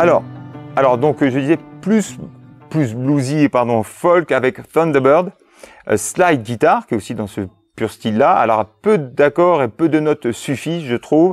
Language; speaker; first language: French; native; French